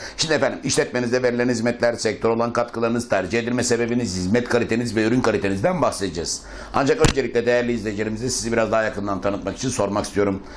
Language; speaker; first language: Turkish; native; Turkish